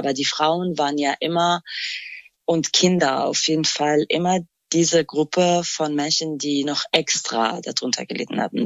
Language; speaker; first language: German; non-native, fluent; Kurdish